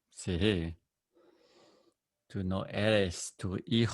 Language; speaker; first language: Spanish; non-native, learner; English